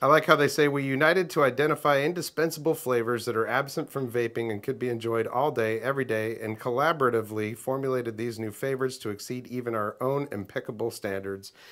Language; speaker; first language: English; native; English